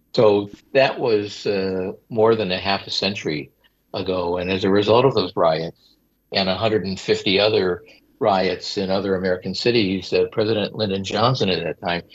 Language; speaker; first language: English; native; English